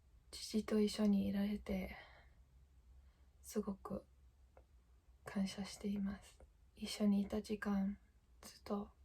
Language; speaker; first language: Japanese; non-native, fluent; English